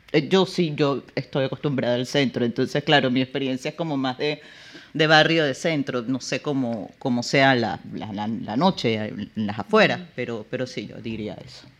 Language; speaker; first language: Spanish; native; Spanish